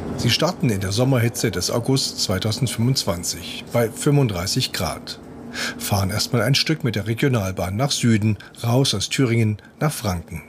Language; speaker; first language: German; native; German